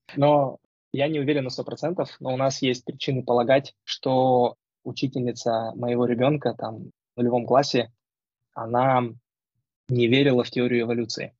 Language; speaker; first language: Russian; native; Russian